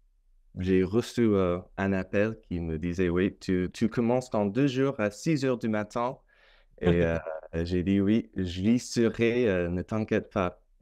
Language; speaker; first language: French; non-native, fluent; English